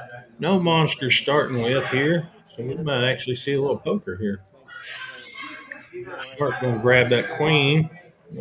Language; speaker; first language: English; native; English